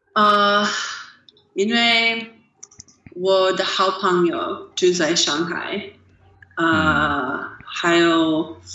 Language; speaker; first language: Chinese; non-native, learner; English